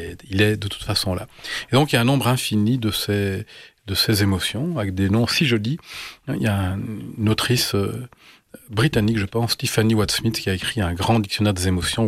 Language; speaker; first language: French; native; French